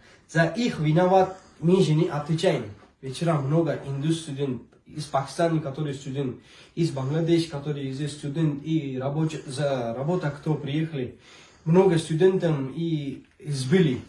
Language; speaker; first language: Russian; non-native, learner; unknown